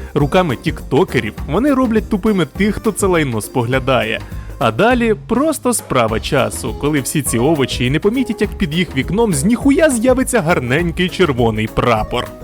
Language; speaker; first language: Ukrainian; native; Ukrainian